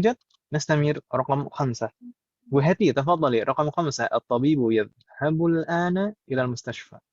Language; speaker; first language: Arabic; non-native, fluent; Indonesian